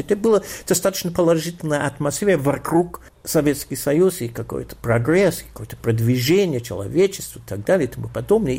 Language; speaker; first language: Russian; non-native, fluent; English